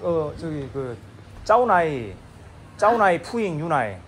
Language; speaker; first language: Korean; native; Korean